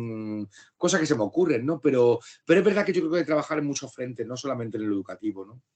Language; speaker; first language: Spanish; native; Spanish